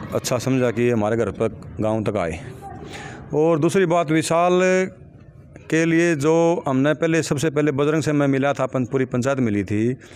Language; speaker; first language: Hindi; native; Hindi